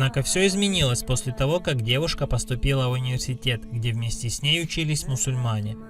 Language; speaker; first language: Russian; native; Russian